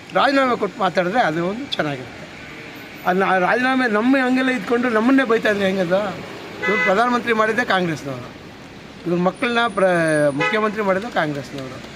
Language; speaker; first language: Kannada; native; Kannada